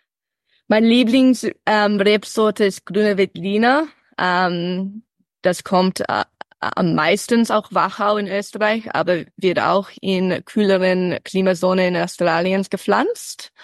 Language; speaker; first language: German; early bilingual, heritage; English